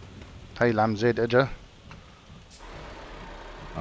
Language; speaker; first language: Arabic; native; Arabic